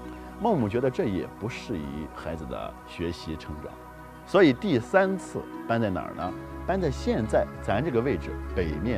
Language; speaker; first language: Chinese; native; Chinese